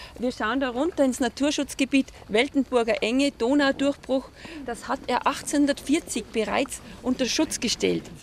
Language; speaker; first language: German; native; German